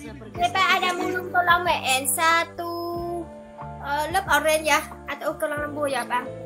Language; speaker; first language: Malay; non-native, learner; Vietnamese